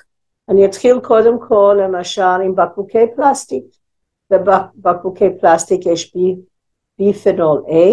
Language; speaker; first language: Hebrew; non-native, fluent; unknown